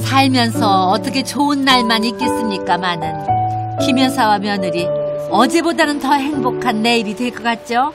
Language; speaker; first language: Korean; native; Korean